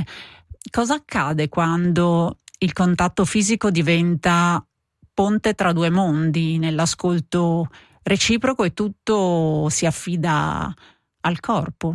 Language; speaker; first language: Italian; native; Italian